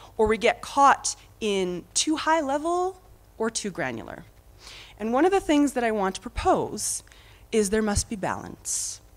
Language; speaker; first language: English; native; English